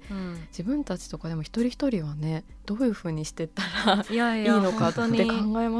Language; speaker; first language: Japanese; native; Japanese